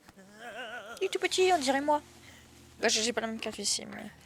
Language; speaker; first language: French; native; French